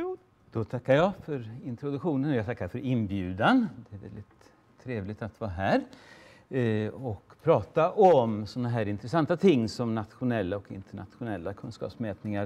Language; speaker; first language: Swedish; native; Swedish